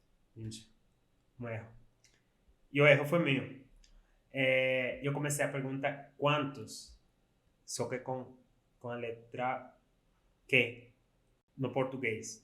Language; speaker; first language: Portuguese; non-native, fluent; Spanish